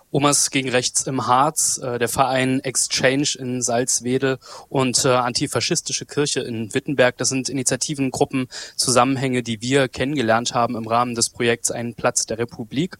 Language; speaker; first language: German; native; German